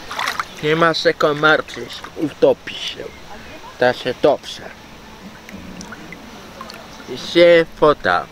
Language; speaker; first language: Polish; non-native, learner; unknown